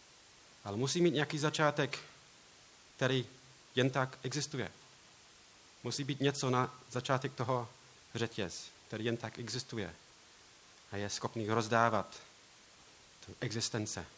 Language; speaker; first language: Czech; non-native, learner; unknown